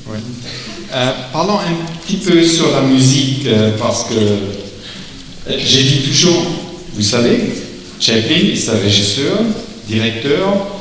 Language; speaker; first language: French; non-native, learner; German